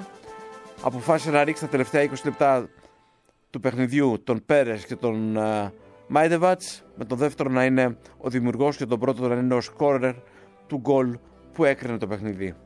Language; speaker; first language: Greek; native; Greek